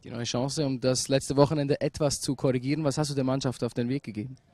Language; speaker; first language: German; native; German